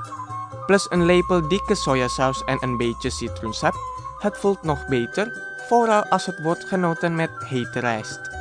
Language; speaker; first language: Dutch; non-native, fluent; Indonesian